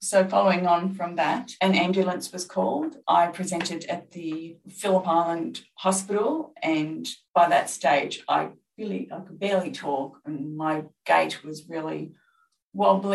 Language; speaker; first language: English; native; English